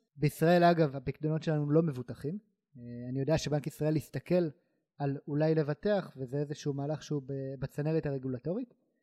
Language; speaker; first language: Hebrew; native; Hebrew